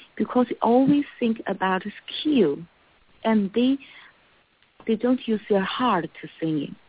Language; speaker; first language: English; non-native, learner; Chinese